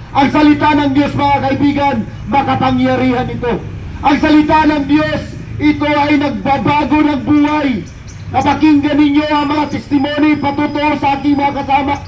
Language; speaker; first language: Filipino; non-native, local second language; Cebuano